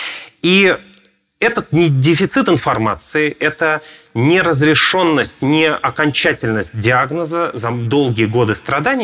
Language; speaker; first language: Russian; native; Russian